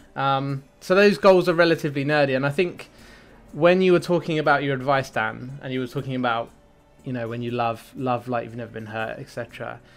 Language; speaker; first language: English; native; English